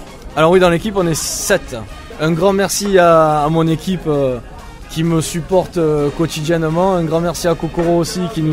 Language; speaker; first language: French; native; French